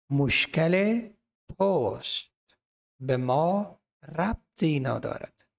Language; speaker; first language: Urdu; non-native, local second language; Punjabi